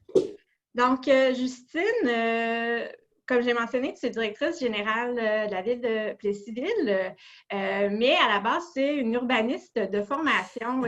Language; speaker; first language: French; native; French